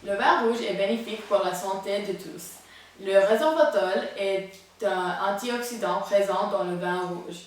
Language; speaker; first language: French; non-native, learner; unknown